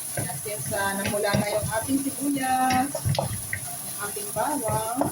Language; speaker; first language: Filipino; native; Filipino